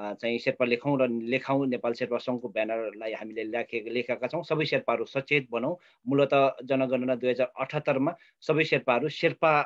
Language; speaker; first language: Nepali; non-native, local second language; Sherpa